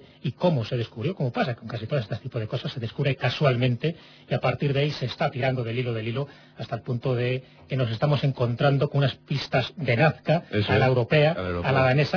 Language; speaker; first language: Spanish; native; Spanish